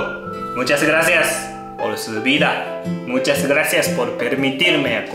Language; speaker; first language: Spanish; non-native, learner; Japanese